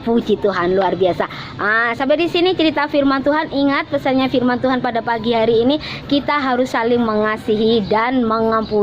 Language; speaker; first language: Indonesian; non-native, local second language; Javanese